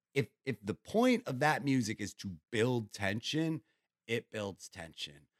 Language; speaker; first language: English; native; English